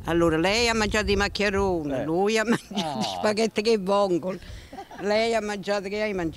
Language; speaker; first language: Italian; native; Italian